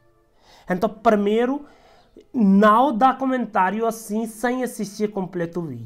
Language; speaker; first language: Portuguese; non-native, learner; Hindi